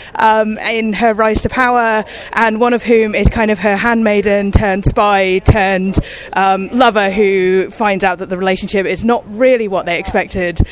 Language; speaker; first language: English; native; English